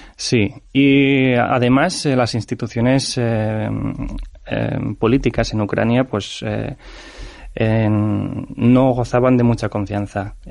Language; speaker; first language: Spanish; non-native, fluent; Ukrainian